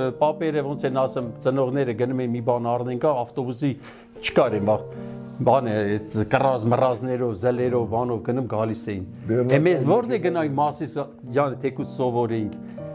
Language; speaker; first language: Armenian; non-native, local second language; Kurdish